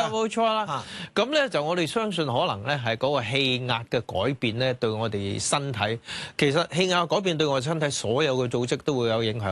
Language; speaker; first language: Cantonese; native; Cantonese